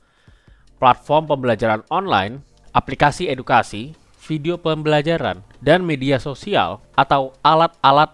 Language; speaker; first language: Indonesian; native; Indonesian